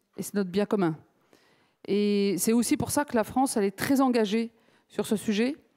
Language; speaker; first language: French; native; French